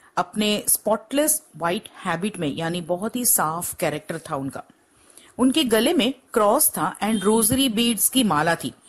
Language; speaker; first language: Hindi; non-native, local second language; Gujarati